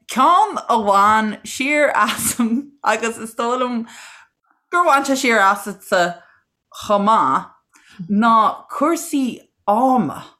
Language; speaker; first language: Irish; native; Irish